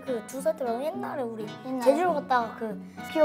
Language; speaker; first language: Korean; native; Korean